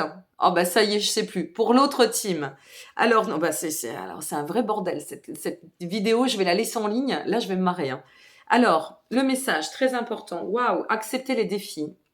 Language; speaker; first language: French; native; French